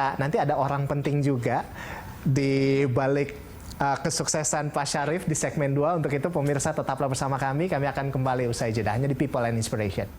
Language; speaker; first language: Indonesian; native; Indonesian